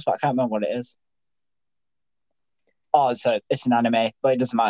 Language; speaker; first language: English; native; English